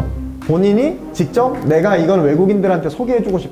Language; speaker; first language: Korean; native; Korean